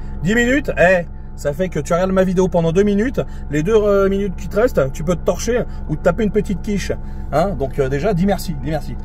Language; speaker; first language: French; native; French